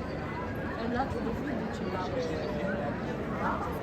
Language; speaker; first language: Italian; native; Italian